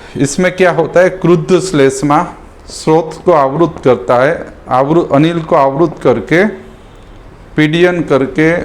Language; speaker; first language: Hindi; non-native, local second language; Gujarati